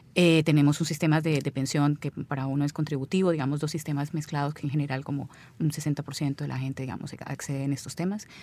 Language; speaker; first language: Spanish; native; Spanish